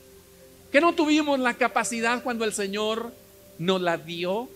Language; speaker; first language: Spanish; native; Spanish